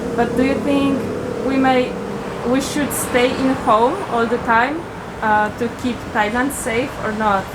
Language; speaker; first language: English; non-native, learner; Polish